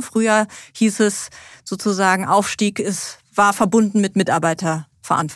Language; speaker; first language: German; native; German